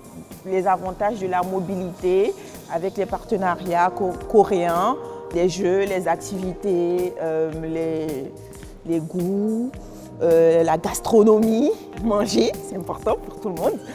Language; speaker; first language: French; non-native, fluent; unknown